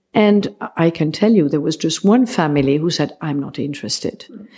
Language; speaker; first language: English; non-native, fluent; French